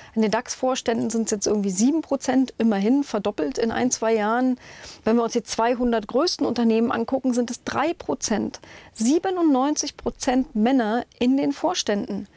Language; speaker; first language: German; native; German